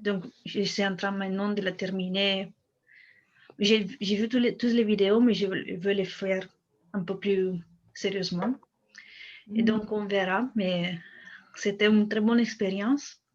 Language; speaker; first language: French; non-native, fluent; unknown